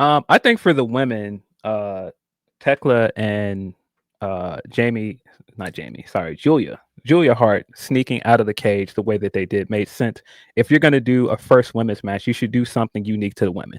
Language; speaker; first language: English; native; English